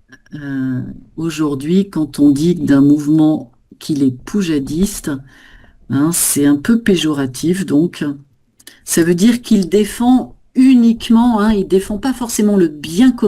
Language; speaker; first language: French; native; French